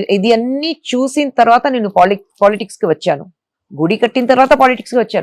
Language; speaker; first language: Telugu; non-native, local second language; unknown